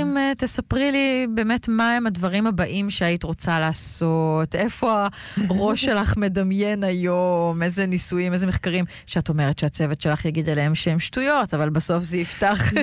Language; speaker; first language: Hebrew; native; Hebrew